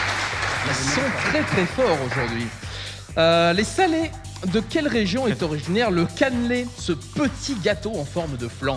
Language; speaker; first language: French; native; French